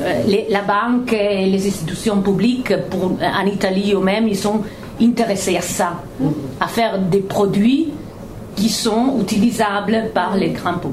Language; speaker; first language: French; non-native, fluent; Italian